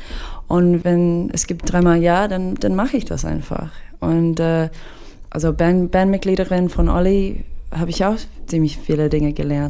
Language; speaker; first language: German; non-native, fluent; English